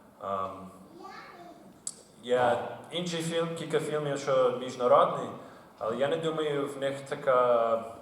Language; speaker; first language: Ukrainian; early bilingual, heritage; Ukrainian